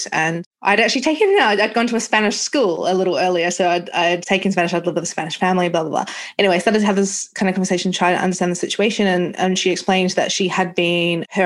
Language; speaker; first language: English; native; English